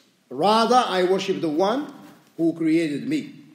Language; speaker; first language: English; native; English